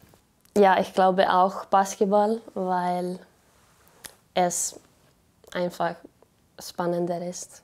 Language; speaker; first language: German; non-native, learner; Icelandic